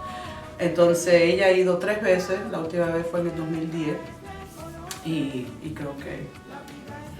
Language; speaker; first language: Spanish; early bilingual, other home language; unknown